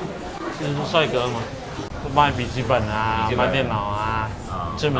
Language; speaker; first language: Chinese; native; Chinese